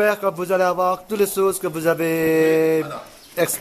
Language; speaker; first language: French; non-native, learner; Nepali